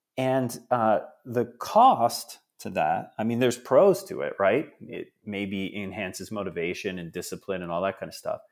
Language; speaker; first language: English; early bilingual, other home language; Italian